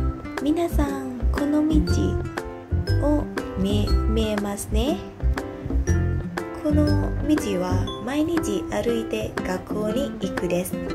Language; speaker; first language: Japanese; non-native, learner; Thai